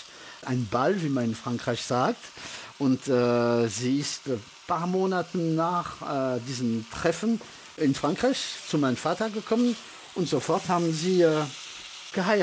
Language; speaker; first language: German; early bilingual, heritage; French